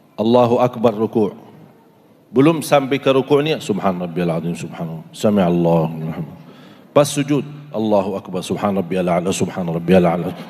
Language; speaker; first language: Malay; non-native, fluent; Arabic